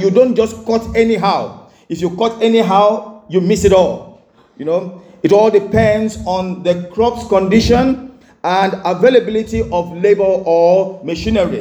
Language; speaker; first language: English; non-native, local second language; Igbo